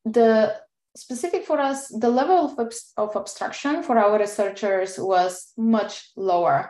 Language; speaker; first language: English; non-native, fluent; Bulgarian